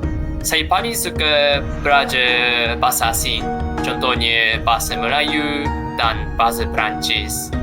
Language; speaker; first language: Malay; non-native, learner; Japanese